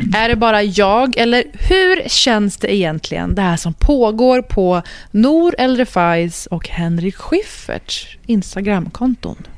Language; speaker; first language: Swedish; native; Swedish